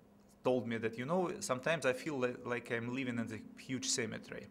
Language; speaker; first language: English; non-native, fluent; Russian